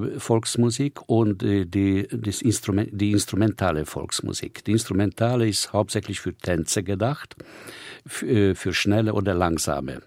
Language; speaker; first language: German; non-native, fluent; Hungarian